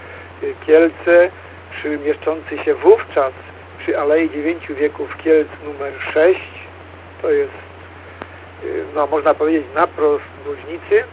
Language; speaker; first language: Polish; native; Polish